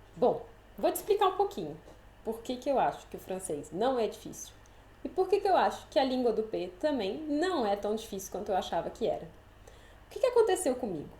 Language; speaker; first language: Portuguese; native; Portuguese